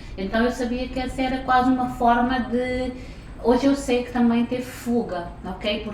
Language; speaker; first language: Portuguese; non-native, local second language; Kabuverdianu